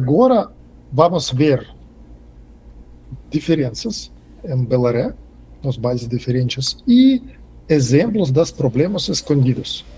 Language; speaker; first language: Portuguese; non-native, fluent; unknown